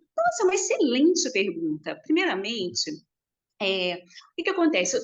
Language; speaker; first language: Portuguese; native; Portuguese